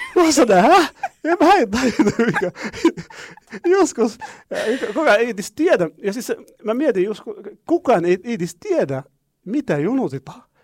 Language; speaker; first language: Finnish; non-native, learner; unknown